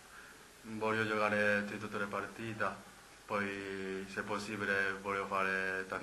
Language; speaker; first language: Italian; non-native, learner; Japanese